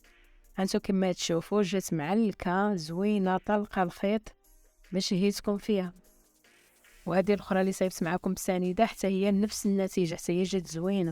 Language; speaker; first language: Arabic; native; Arabic